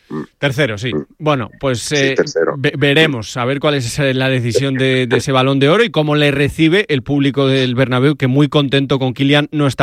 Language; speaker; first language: Spanish; native; Spanish